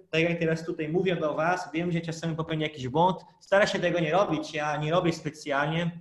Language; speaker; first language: Polish; non-native, fluent; Portuguese